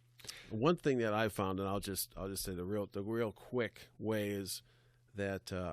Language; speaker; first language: English; native; English